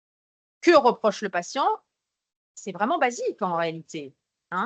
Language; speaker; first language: French; native; French